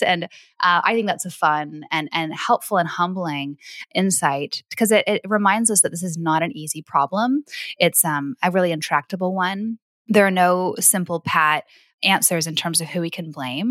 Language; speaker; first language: English; native; English